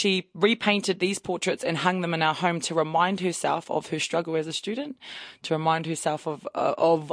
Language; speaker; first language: English; native; English